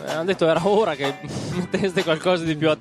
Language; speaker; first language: Italian; native; Italian